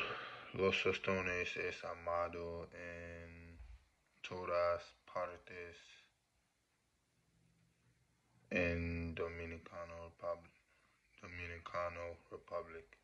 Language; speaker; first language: Spanish; non-native, learner; English